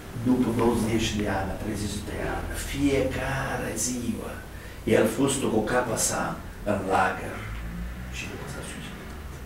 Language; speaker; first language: Romanian; non-native, learner; Italian